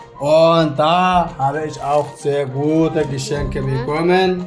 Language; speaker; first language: German; non-native, learner; Amharic